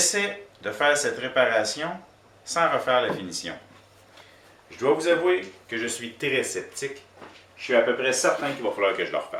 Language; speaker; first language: French; native; French